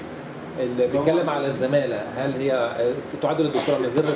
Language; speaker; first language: Arabic; native; Arabic